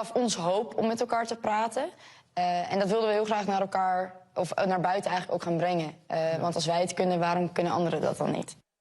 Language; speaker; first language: Dutch; native; Dutch